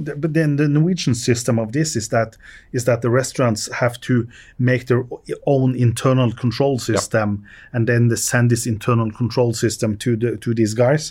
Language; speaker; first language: English; non-native, fluent; Norwegian